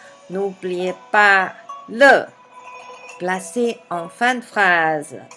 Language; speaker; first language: French; non-native, fluent; Chinese